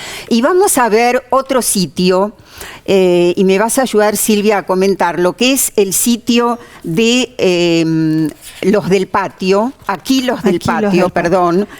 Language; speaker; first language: Spanish; native; Spanish